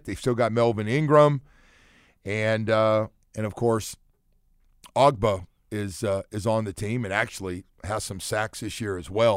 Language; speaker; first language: English; native; English